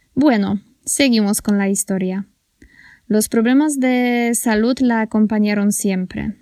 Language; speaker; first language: Spanish; non-native, fluent; Polish